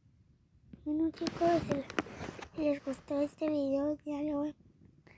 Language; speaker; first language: Spanish; early bilingual, heritage; Spanish